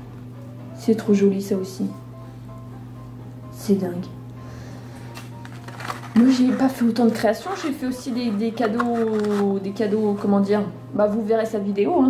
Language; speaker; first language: French; native; French